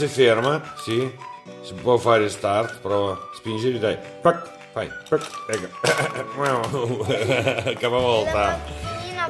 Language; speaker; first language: Italian; non-native, fluent; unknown